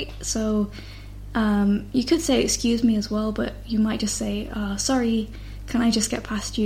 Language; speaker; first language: English; native; English